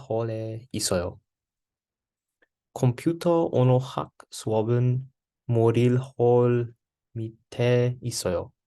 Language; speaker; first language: Korean; non-native, learner; English